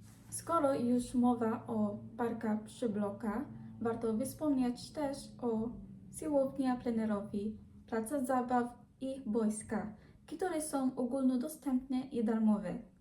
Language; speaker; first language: Polish; non-native, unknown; Hiligaynon